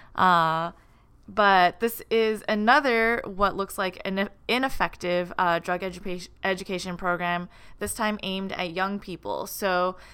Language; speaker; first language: English; native; English